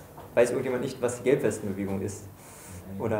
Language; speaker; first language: German; native; German